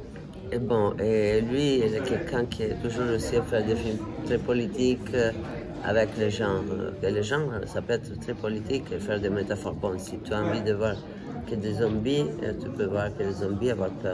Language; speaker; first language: French; non-native, fluent; Italian